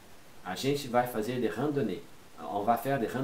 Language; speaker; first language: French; non-native, fluent; Portuguese